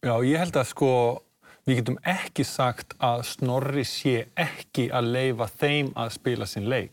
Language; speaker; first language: Icelandic; native; Icelandic